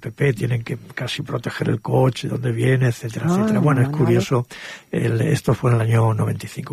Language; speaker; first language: Spanish; native; Spanish